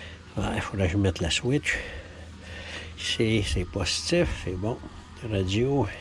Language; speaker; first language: French; native; French